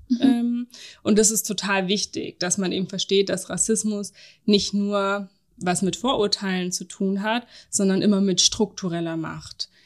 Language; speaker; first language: German; native; German